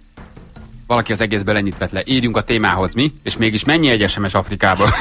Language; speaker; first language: Hungarian; native; Hungarian